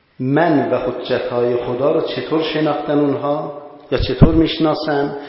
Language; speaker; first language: Persian; non-native, local second language; Azerbaijani